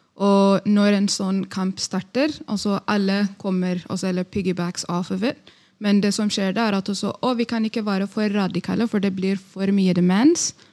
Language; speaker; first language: Norwegian; non-native, fluent; Amharic